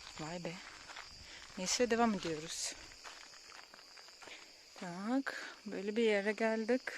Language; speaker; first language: Turkish; non-native, learner; Russian